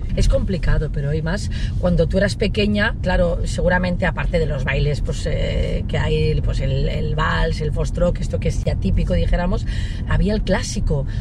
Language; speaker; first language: Spanish; non-native, local second language; Catalan